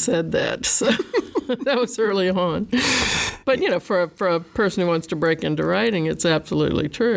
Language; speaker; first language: English; native; English